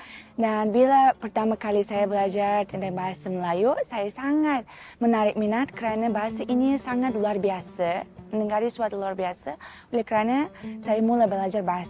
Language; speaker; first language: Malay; non-native, fluent; Uzbek